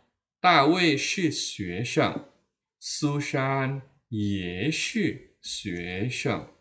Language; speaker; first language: Chinese; non-native, fluent; Indonesian